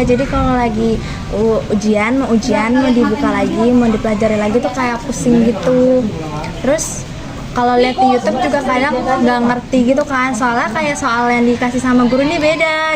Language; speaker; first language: Indonesian; native; Indonesian